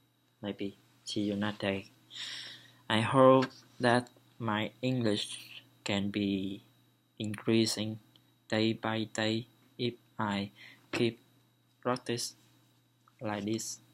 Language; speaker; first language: English; non-native, learner; Vietnamese